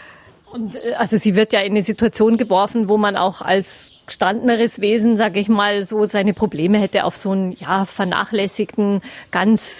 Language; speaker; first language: German; native; German